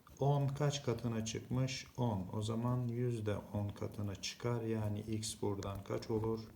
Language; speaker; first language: Turkish; native; Turkish